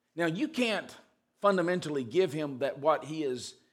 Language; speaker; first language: English; native; English